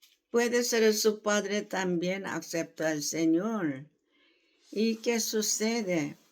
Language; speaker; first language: Spanish; non-native, learner; Korean